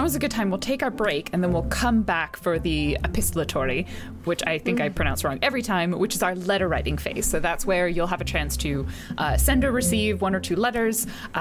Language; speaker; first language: English; native; English